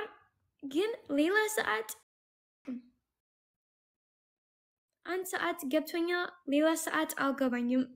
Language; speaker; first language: Amharic; non-native, learner; English